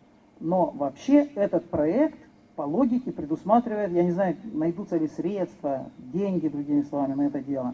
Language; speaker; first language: Russian; native; Russian